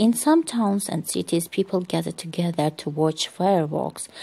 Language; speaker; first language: English; non-native, fluent; Azerbaijani